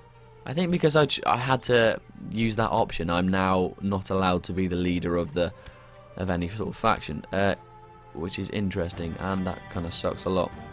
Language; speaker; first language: English; native; English